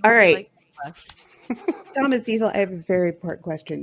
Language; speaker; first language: English; native; English